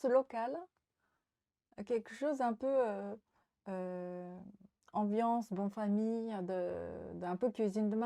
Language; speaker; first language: French; non-native, fluent; Japanese